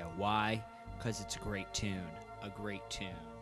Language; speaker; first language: English; native; English